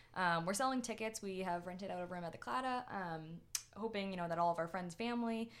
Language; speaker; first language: English; native; English